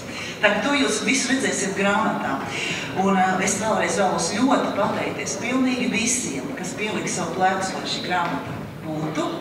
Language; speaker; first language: Latvian; native; Latvian